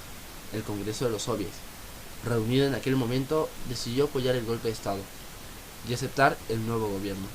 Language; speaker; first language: Spanish; native; Spanish